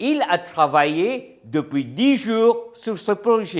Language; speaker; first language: French; non-native, fluent; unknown